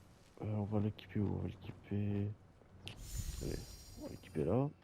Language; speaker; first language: French; native; French